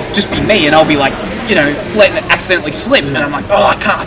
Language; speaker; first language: English; native; English